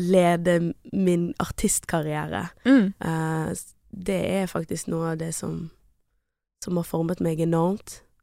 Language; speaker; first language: Norwegian; early bilingual, other home language; Portuguese